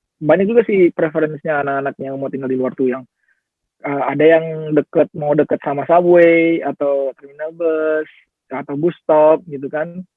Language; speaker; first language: Indonesian; native; Indonesian